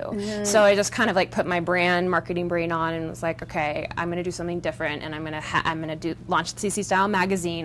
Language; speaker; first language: English; native; English